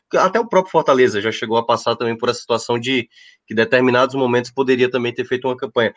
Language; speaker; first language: Portuguese; native; Portuguese